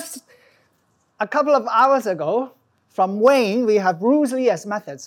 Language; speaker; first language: English; non-native, local second language; Cantonese